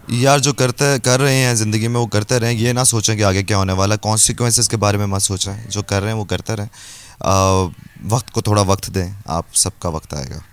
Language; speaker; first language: Urdu; native; Urdu